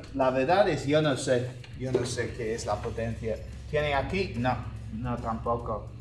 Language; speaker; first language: Spanish; non-native, learner; English